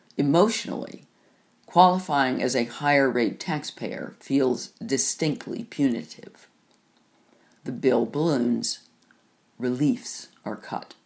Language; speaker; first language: English; native; English